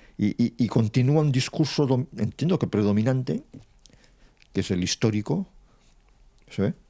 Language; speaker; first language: Spanish; non-native, local second language; Catalan